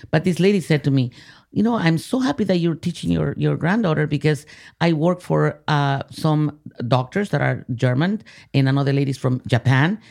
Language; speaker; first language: English; early bilingual, other home language; Spanish